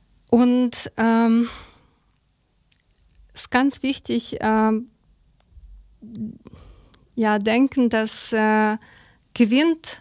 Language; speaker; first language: German; non-native, learner; Ukrainian